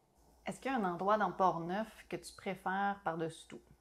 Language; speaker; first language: French; native; French